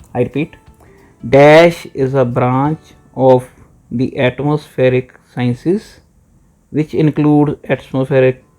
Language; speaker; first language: English; non-native, local second language; Punjabi